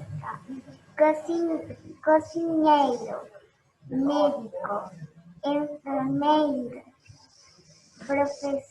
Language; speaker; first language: Portuguese; non-native, learner; Spanish